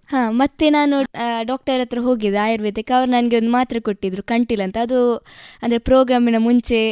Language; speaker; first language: Kannada; non-native, local second language; Tulu